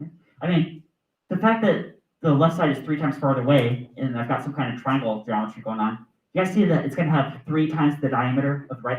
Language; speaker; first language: English; native; English